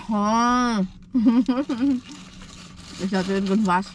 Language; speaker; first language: German; non-native, learner; Indonesian